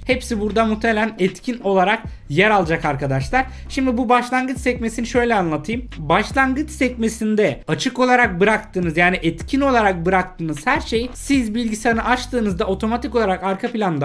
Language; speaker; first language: Turkish; native; Turkish